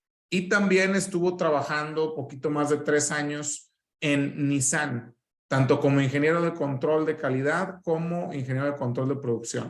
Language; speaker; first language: Spanish; native; Spanish